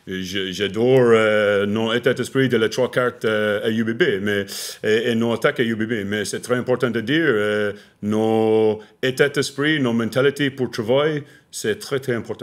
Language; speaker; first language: French; non-native, learner; English